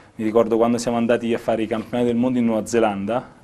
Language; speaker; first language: Italian; native; Italian